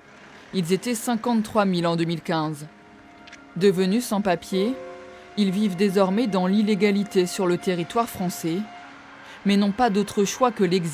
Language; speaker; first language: French; native; French